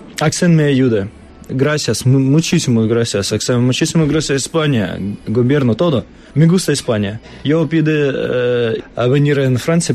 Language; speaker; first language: Spanish; non-native, learner; Russian